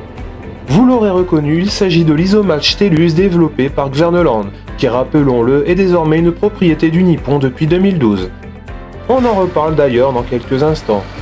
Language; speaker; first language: French; native; French